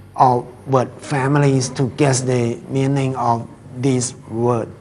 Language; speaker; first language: English; non-native, fluent; Thai